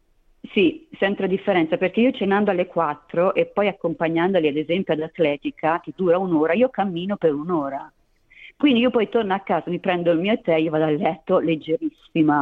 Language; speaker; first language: Italian; native; Italian